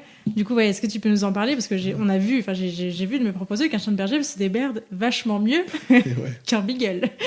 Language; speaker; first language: French; native; French